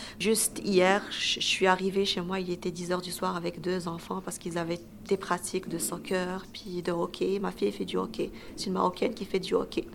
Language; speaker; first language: French; non-native, local second language; Arabic